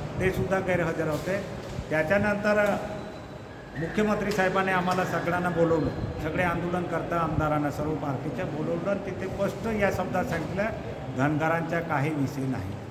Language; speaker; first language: Marathi; non-native, local second language; Bhili